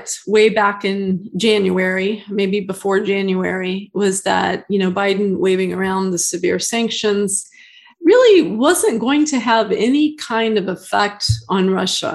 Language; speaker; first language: English; native; English